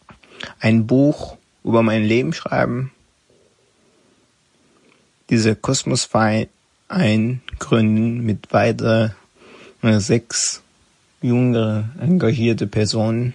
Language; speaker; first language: German; non-native, learner; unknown